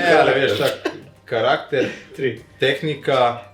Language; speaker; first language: Polish; non-native, learner; Serbian